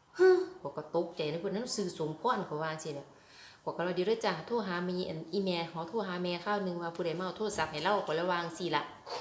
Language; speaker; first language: Thai; native; Thai